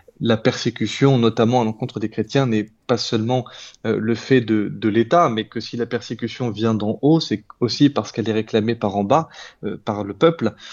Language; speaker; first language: French; native; French